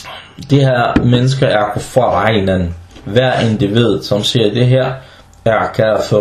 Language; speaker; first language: Danish; early bilingual, other home language; Arabic